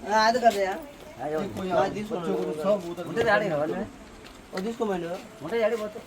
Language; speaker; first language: Hindi; non-native, local second language; Konkani